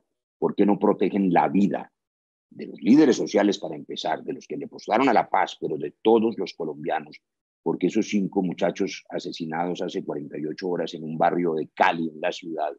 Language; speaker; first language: Spanish; native; Spanish